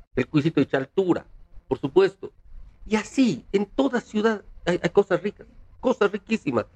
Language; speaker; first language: Spanish; native; Spanish